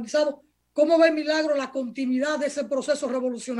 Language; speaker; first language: Spanish; native; Spanish